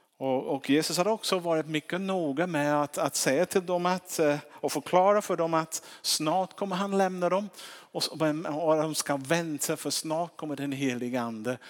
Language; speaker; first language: Swedish; non-native, fluent; English